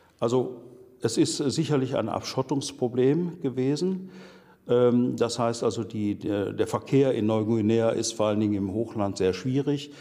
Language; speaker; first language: German; native; German